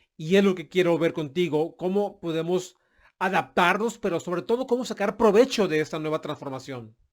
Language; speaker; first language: Spanish; native; Spanish